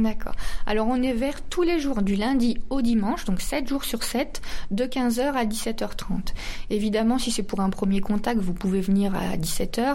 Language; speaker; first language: French; native; French